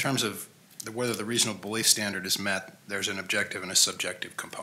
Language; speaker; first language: English; native; English